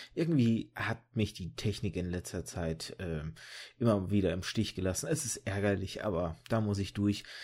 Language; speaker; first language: German; early bilingual, other home language; Russian